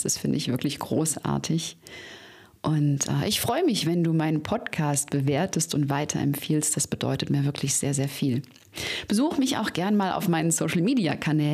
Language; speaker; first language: German; native; German